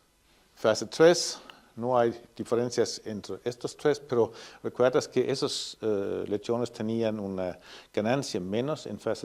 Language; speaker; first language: Spanish; non-native, fluent; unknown